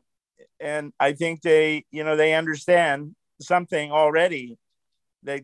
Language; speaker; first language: English; native; English